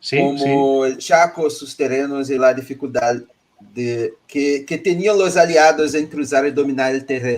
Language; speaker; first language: Spanish; non-native, learner; Portuguese